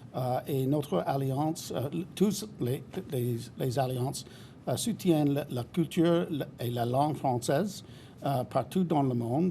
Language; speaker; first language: French; non-native, fluent; English